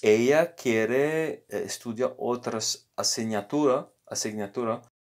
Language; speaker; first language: Spanish; non-native, learner; Morisyen